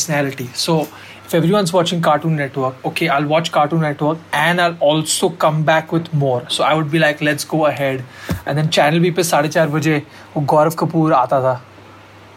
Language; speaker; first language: English; non-native, local second language; Hindi